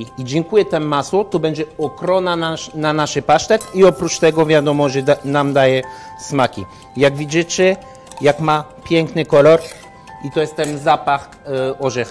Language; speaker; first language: Polish; non-native, learner; French